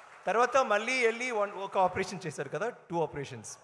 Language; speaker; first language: Telugu; non-native, learner; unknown